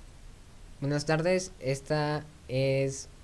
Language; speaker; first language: Spanish; native; Spanish